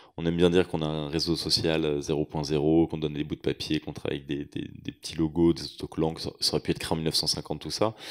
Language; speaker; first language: French; native; French